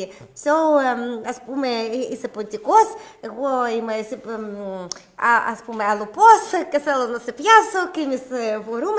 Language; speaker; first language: Greek; non-native, learner; Russian